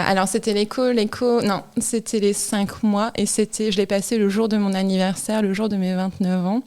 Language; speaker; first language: French; native; French